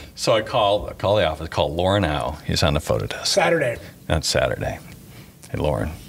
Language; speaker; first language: English; native; English